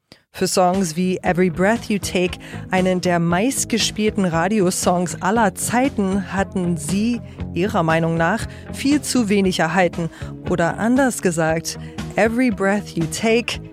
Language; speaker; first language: German; native; German